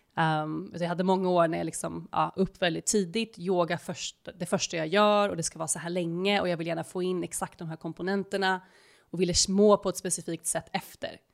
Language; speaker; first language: Swedish; native; Swedish